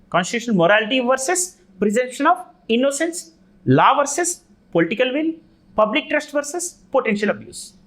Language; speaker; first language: English; non-native, local second language; Telugu